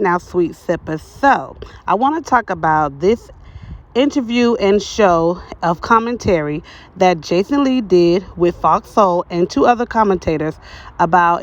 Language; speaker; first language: English; native; English